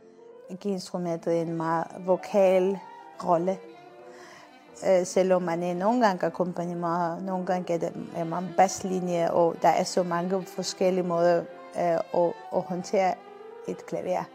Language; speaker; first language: Danish; non-native, fluent; Armenian